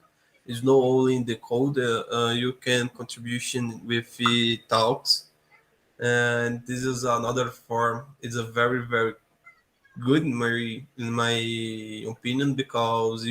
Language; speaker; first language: English; non-native, learner; Portuguese